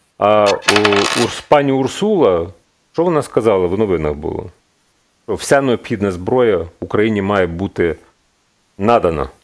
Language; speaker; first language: Ukrainian; native; Ukrainian